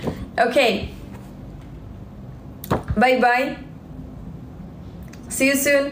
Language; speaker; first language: English; non-native, learner; Russian